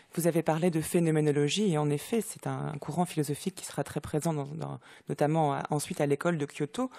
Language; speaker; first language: French; native; French